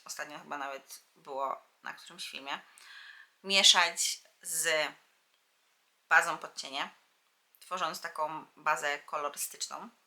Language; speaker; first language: Polish; native; Polish